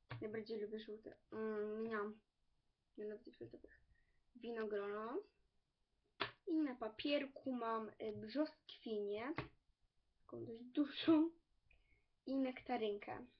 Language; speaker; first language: Polish; early bilingual, heritage; Polish